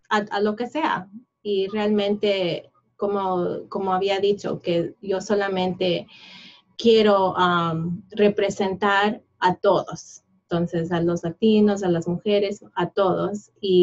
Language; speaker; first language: Spanish; early bilingual, heritage; Spanish